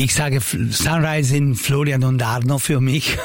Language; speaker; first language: German; non-native, local second language; Italian